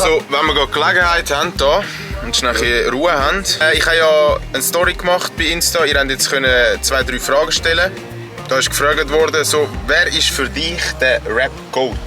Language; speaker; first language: German; native; German